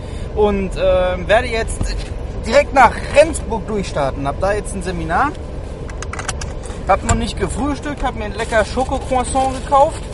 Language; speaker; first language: German; native; German